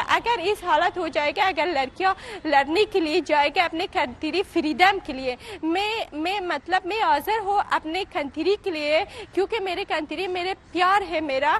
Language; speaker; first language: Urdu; non-native, learner; Pashto